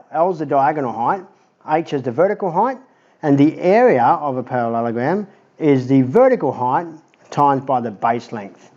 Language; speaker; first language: English; native; English